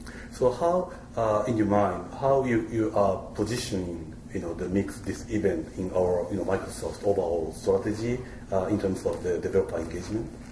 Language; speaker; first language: English; non-native, fluent; Japanese